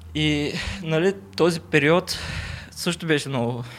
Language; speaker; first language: Bulgarian; non-native, local second language; Turkish